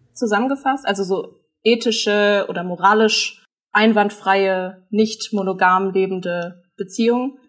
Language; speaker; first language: German; native; German